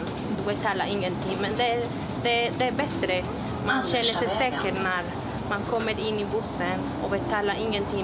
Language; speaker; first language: Swedish; non-native, learner; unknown